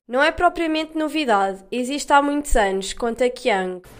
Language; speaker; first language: Portuguese; native; Portuguese